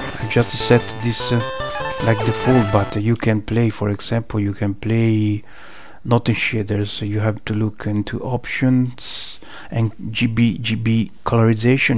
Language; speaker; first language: English; non-native, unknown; Italian